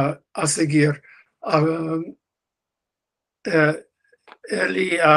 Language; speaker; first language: Portuguese; non-native, learner; English